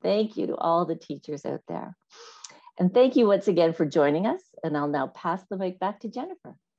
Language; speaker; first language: English; native; English